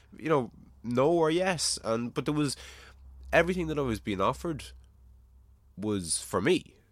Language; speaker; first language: English; native; English